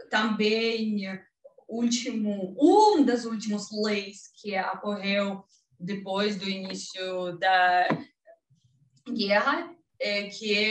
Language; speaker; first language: Portuguese; non-native, learner; Russian